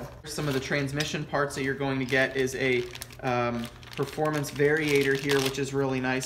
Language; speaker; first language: English; native; English